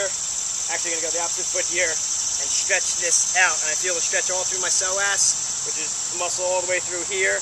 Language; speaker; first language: English; native; English